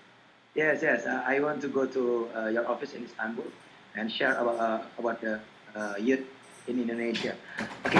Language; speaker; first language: English; non-native, learner; Indonesian